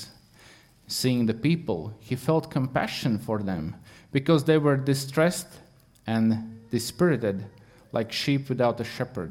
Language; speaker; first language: English; non-native, fluent; Latvian